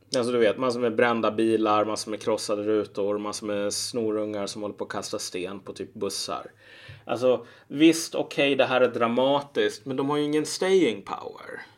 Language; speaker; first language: Swedish; native; Swedish